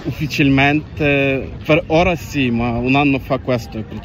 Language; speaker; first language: Italian; non-native, learner; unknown